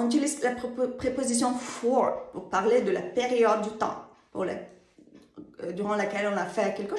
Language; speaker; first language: French; non-native, fluent; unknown